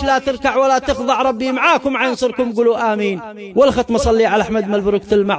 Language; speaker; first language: Arabic; native; Arabic